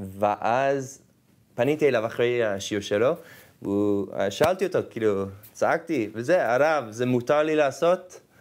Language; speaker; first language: Hebrew; non-native, fluent; English